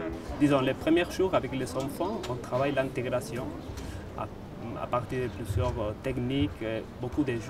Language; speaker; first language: French; non-native, fluent; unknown